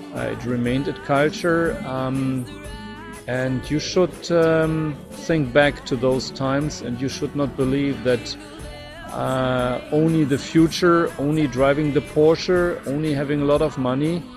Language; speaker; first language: English; non-native, fluent; German